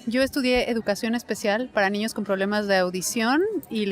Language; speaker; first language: Spanish; native; Spanish